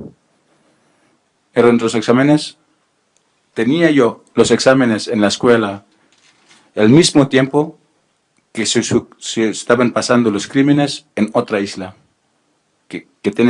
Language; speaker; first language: Spanish; non-native, learner; Filipino